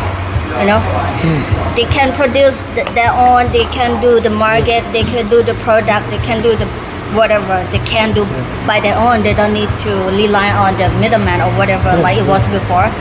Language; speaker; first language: English; non-native, learner; Thai